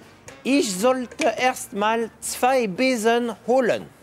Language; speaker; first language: German; non-native, fluent; French